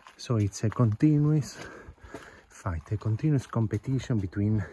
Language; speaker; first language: English; non-native, fluent; Italian